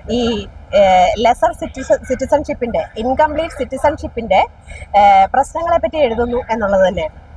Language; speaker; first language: Malayalam; native; Malayalam